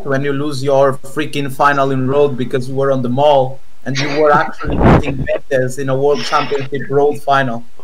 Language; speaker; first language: English; non-native, fluent; Spanish